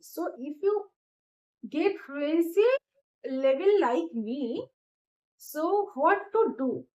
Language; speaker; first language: English; non-native, learner; Bangla